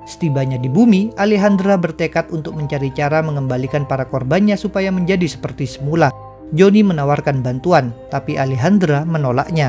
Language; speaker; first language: Indonesian; native; Indonesian